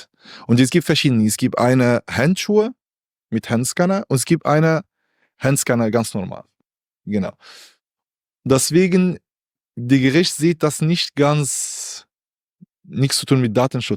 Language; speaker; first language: German; non-native, learner; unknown